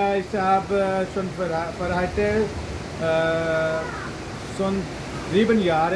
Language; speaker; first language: German; non-native, learner; Urdu